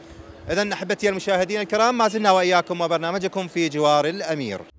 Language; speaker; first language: Arabic; native; Arabic